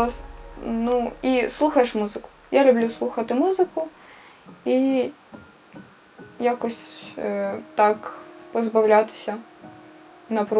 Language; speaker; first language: Ukrainian; native; Ukrainian